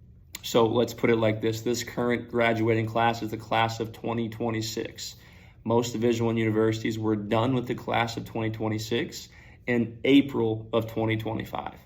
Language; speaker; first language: English; native; English